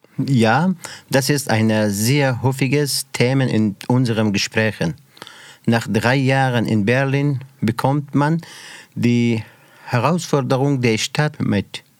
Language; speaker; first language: German; non-native, learner; Persian